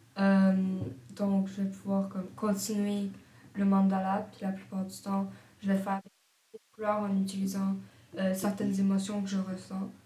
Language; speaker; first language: French; native; French